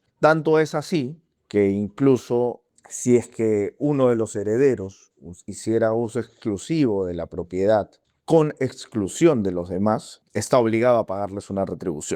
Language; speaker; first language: Spanish; native; Spanish